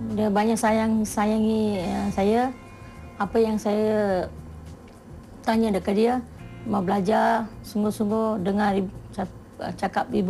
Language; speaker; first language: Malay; non-native, local second language; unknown